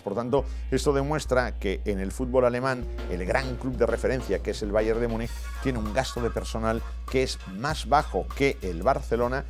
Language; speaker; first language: Spanish; native; Spanish